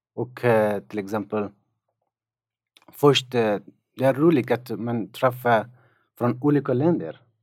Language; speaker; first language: Swedish; non-native, learner; Persian